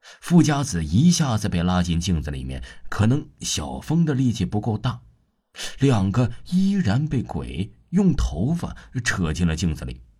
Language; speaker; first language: Chinese; non-native, local second language; Cantonese